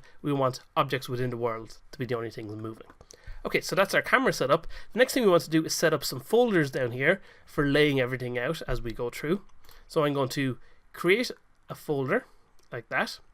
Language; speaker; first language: English; native; English